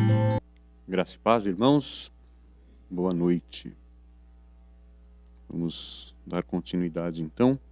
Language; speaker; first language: Portuguese; native; Portuguese